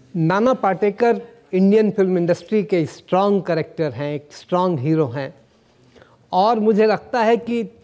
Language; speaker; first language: Hindi; native; Hindi